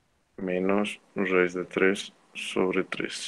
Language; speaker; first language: Spanish; native; Spanish